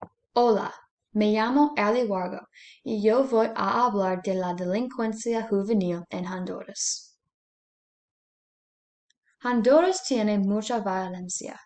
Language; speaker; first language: Spanish; non-native, learner; English